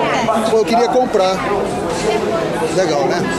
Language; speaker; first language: Portuguese; native; Portuguese